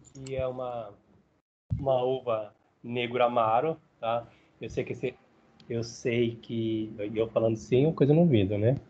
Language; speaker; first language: Portuguese; native; Portuguese